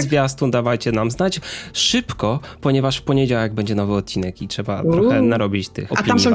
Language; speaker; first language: Polish; native; Polish